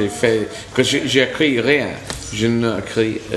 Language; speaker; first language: French; non-native, learner; English